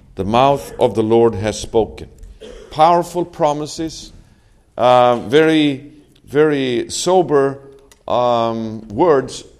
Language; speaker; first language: English; non-native, fluent; Swedish